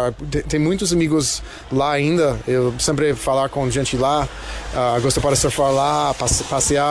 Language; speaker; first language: Portuguese; non-native, learner; English